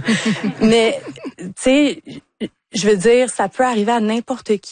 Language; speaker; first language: French; native; French